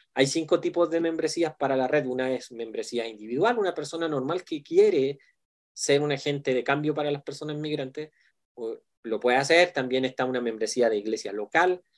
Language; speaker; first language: Spanish; native; Spanish